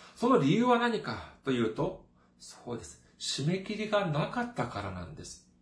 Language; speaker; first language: Japanese; non-native, fluent; Korean